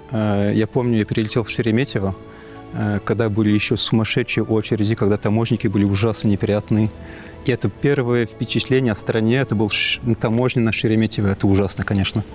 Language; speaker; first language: Russian; non-native, fluent; English